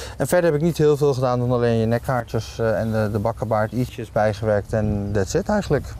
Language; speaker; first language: Dutch; native; Dutch